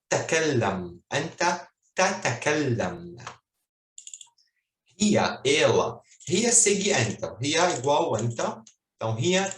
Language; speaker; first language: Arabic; non-native, fluent; Portuguese